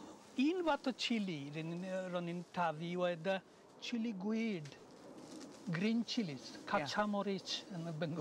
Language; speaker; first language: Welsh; non-native, fluent; Bangla